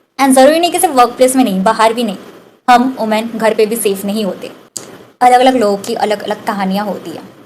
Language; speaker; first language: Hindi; non-native, local second language; Bangla